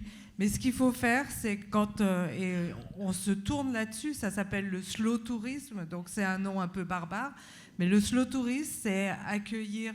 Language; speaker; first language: French; native; French